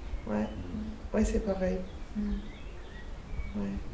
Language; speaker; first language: French; non-native, fluent; German